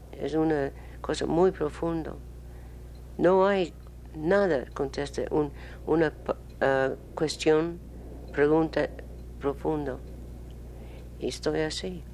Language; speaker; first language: Spanish; non-native, learner; English